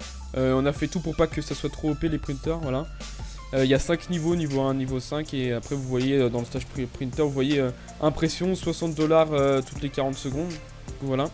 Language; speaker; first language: French; native; French